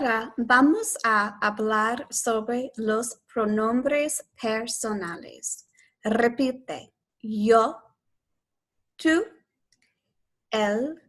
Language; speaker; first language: Spanish; non-native, fluent; English